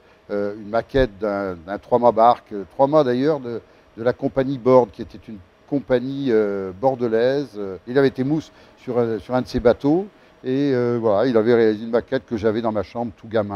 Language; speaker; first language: French; native; French